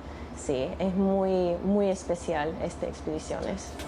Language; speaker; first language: Spanish; non-native, learner; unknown